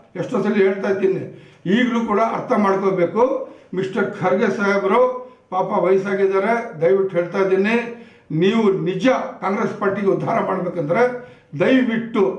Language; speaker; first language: Kannada; non-native, local second language; Urdu